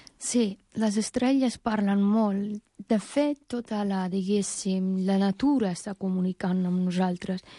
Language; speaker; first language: Catalan; non-native, fluent; Persian